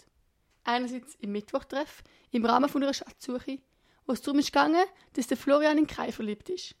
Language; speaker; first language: German; native; German